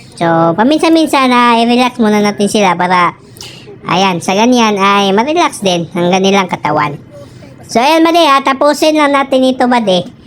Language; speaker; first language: Filipino; non-native, local second language; Cebuano